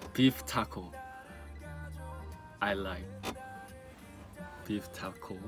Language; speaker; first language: English; non-native, learner; Korean